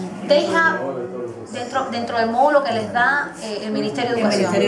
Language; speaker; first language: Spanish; non-native, fluent; English